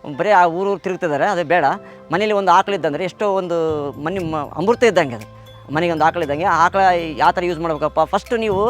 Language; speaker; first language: Kannada; native; Kannada